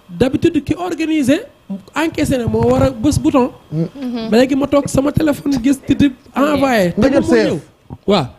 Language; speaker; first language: Wolof; non-native, local second language; Fula